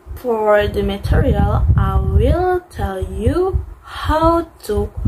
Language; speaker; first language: English; non-native, learner; Indonesian